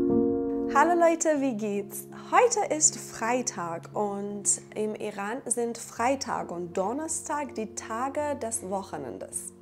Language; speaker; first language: German; non-native, fluent; Persian